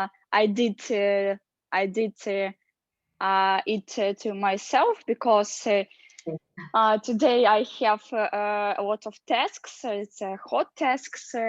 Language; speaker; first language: English; non-native, learner; Russian